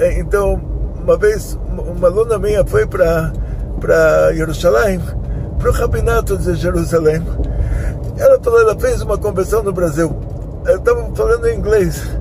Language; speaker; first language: Portuguese; native; Portuguese